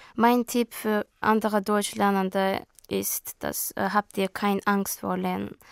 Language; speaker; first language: German; non-native, learner; Azerbaijani